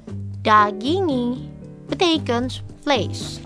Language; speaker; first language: Dutch; non-native, learner; Indonesian